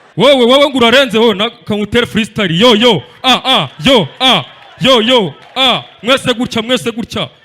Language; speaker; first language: Kinyarwanda; native; Kinyarwanda